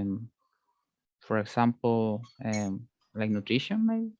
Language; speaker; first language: English; non-native, learner; Spanish